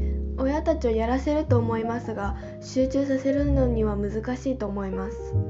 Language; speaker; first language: Japanese; non-native, fluent; Chinese